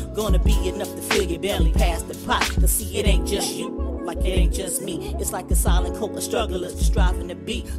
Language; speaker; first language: English; native; English